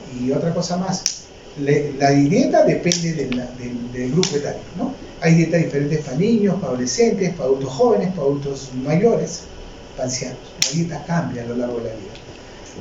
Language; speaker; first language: Spanish; native; Spanish